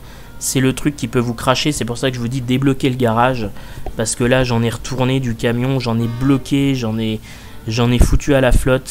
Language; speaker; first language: French; native; French